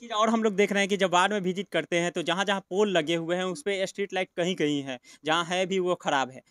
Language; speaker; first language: Hindi; native; Hindi